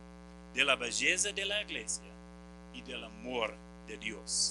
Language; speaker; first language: Spanish; non-native, fluent; English